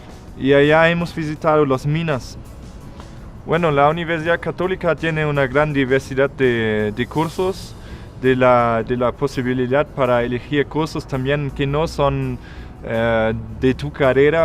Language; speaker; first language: Spanish; non-native, fluent; German